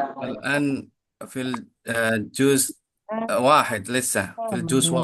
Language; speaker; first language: Arabic; non-native, learner; Indonesian